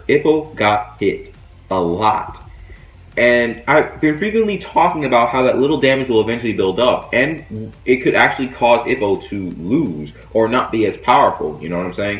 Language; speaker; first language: English; native; English